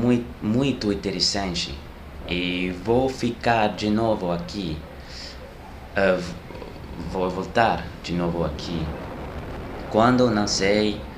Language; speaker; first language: Portuguese; non-native, learner; French